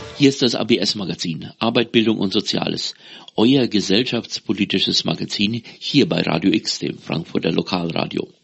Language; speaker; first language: German; native; German